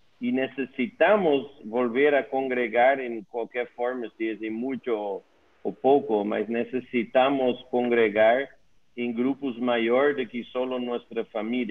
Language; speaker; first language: Spanish; non-native, learner; Dutch